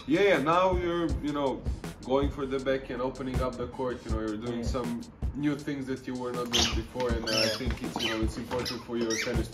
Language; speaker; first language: English; non-native, fluent; Serbian